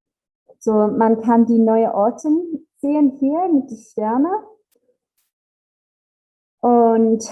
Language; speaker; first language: German; non-native, learner; English